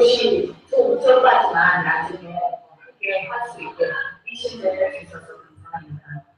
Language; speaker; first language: Korean; non-native, learner; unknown